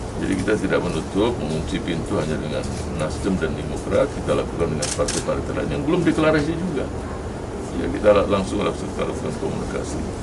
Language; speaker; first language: Indonesian; native; Indonesian